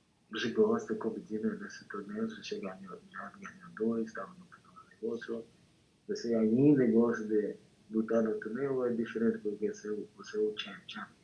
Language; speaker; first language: Portuguese; non-native, learner; English